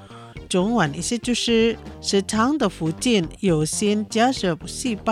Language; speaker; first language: Chinese; non-native, fluent; Indonesian